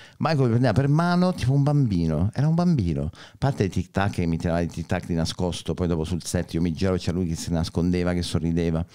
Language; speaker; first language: Italian; native; Italian